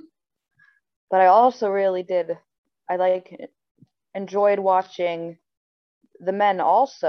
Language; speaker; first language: English; native; English